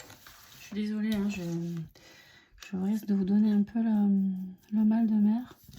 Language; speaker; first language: French; native; French